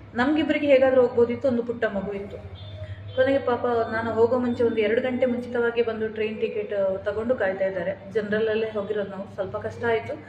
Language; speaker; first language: Kannada; native; Kannada